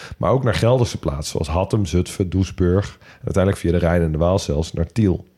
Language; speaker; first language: Dutch; native; Dutch